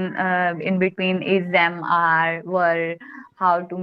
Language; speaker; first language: English; non-native, learner; Hindi